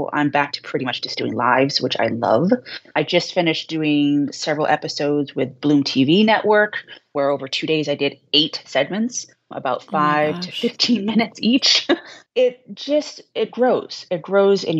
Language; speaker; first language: English; native; English